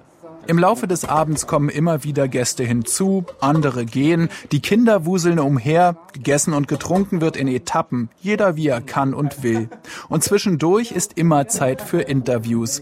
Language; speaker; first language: German; native; German